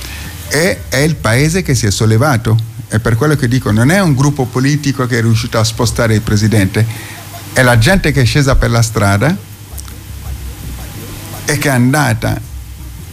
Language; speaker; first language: Italian; non-native, fluent; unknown